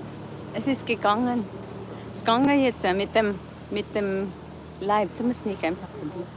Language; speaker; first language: German; non-native, learner; Cebuano